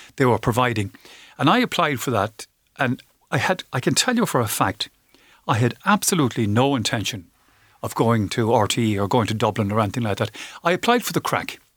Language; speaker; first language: English; native; English